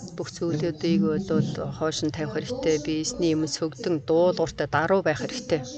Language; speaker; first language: Mongolian; non-native, fluent; Korean